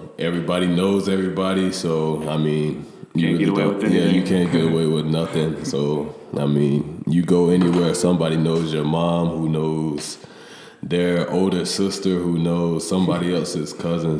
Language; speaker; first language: English; native; English